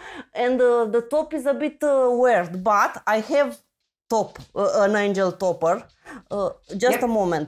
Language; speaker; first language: English; non-native, fluent; Romanian